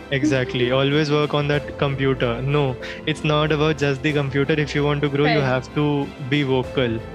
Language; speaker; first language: English; non-native, local second language; Hindi